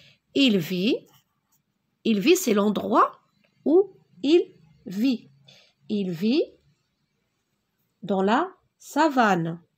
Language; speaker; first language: French; non-native, local second language; Arabic